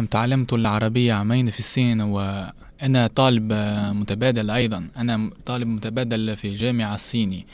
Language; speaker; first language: Arabic; non-native, learner; Chinese